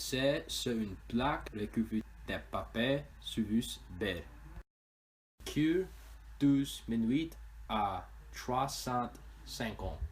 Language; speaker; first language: French; non-native, learner; English